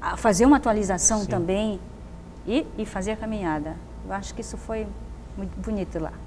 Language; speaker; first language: Portuguese; native; Portuguese